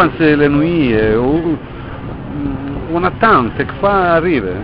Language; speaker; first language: French; non-native, fluent; Italian